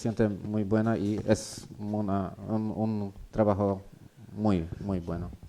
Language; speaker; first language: Spanish; non-native, learner; Polish